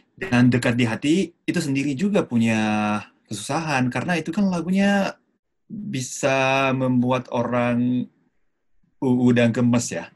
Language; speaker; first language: Indonesian; non-native, fluent; Japanese